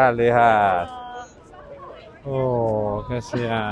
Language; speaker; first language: Indonesian; non-native, learner; Spanish